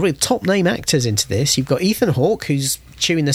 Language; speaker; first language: English; native; English